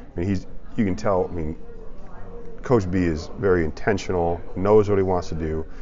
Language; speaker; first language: English; native; English